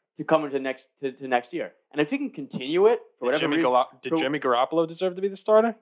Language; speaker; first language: English; native; English